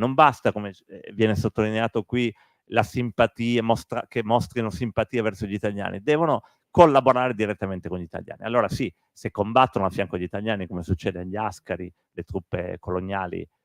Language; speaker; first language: Italian; native; Italian